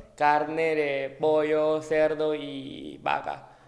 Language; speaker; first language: Spanish; non-native, fluent; Thai